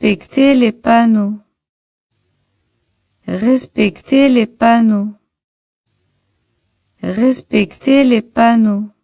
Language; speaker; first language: French; non-native, local second language; Arabic